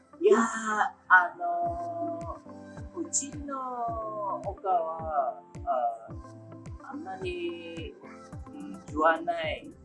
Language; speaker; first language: Japanese; non-native, fluent; Indonesian